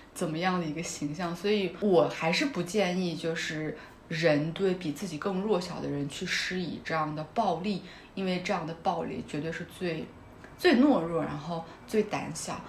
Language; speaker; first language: Chinese; non-native, local second language; Kazakh